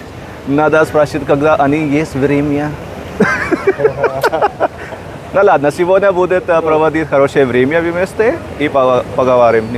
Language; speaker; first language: Russian; non-native, learner; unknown